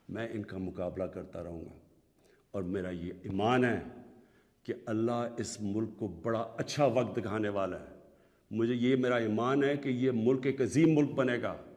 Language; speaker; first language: Urdu; native; Urdu